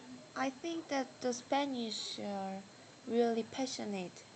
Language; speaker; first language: English; non-native, learner; Korean